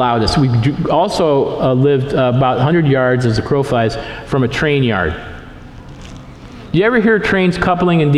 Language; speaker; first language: English; native; English